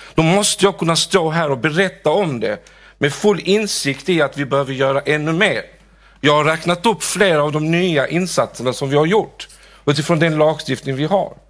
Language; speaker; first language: Swedish; early bilingual, other home language; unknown